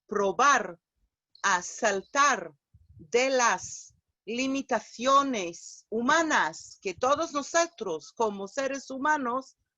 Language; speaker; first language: Spanish; non-native, fluent; Hebrew